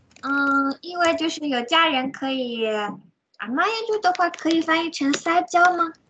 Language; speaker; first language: Chinese; native; Chinese